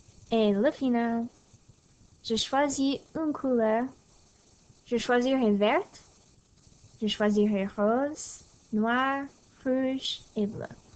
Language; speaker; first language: French; non-native, fluent; English